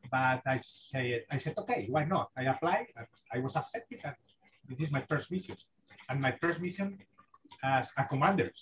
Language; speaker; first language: English; non-native, fluent; Spanish